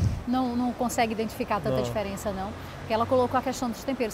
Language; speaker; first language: Portuguese; native; Portuguese